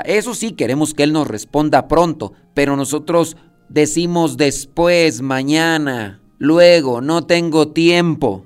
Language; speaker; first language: Spanish; native; Spanish